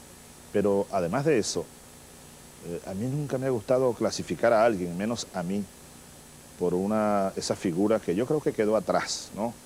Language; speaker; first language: Spanish; native; Spanish